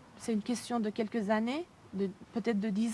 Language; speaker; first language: French; early bilingual, other home language; Persian